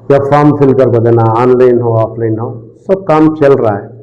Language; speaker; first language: Hindi; non-native, local second language; Urdu